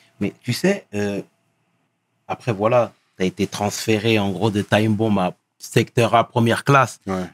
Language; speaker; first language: French; early bilingual, other home language; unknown